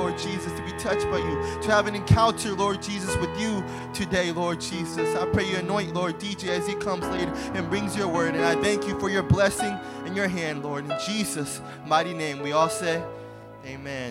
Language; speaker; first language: English; native; English